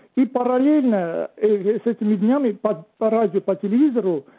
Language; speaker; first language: Russian; non-native, local second language; Armenian